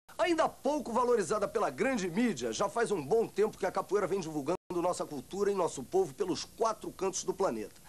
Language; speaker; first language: Portuguese; native; Portuguese